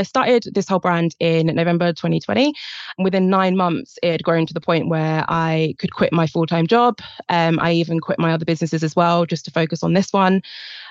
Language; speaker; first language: English; native; English